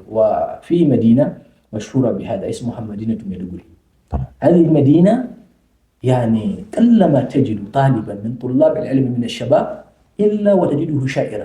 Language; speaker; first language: Arabic; non-native, fluent; Fula